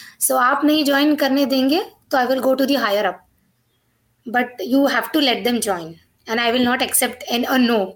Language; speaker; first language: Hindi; non-native, local second language; Marathi